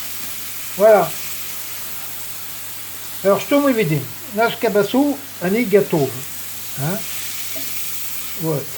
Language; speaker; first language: Russian; non-native, learner; French